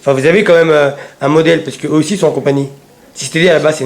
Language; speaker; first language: French; native; French